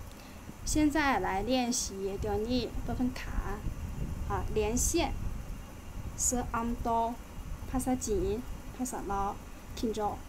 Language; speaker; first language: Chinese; non-native, fluent; Lao